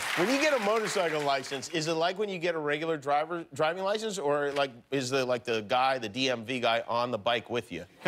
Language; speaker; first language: English; native; English